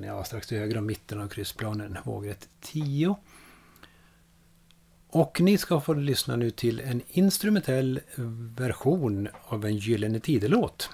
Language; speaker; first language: Swedish; native; Swedish